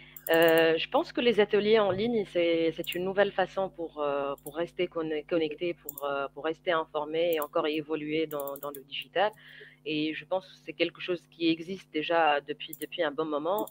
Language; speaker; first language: French; non-native, local second language; Arabic